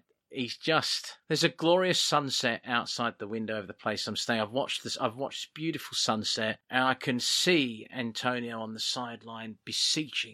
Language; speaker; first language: English; native; English